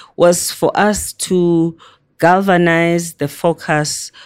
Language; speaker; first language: English; non-native, local second language; Zulu